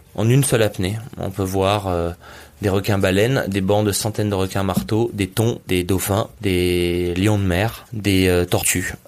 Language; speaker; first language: French; native; French